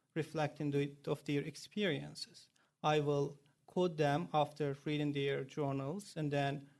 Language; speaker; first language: English; non-native, fluent; Turkish